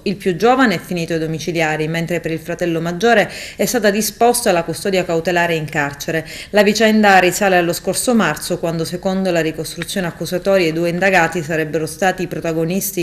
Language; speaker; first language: Italian; native; Italian